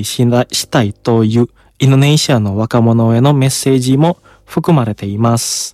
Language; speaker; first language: Japanese; non-native, fluent; Indonesian